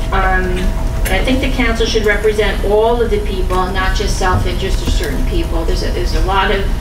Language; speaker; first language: English; native; English